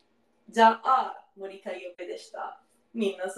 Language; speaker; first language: Japanese; non-native, learner; English